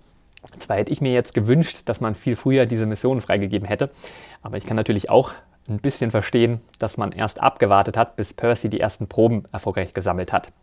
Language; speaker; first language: German; native; German